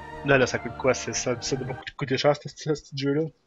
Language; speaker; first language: French; native; French